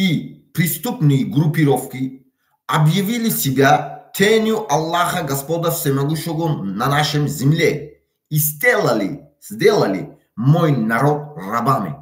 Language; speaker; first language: Russian; non-native, local second language; Tajik